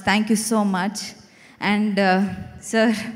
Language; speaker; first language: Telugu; non-native, fluent; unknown